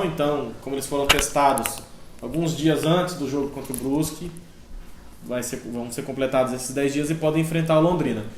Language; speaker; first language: Portuguese; native; Portuguese